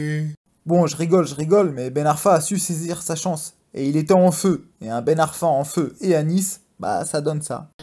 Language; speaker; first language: French; native; French